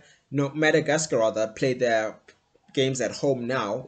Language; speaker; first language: English; non-native, local second language; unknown